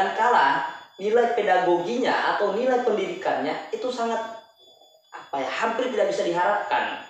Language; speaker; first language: Indonesian; native; Indonesian